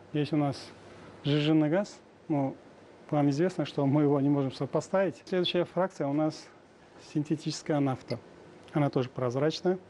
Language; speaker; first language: Russian; non-native, local second language; Uzbek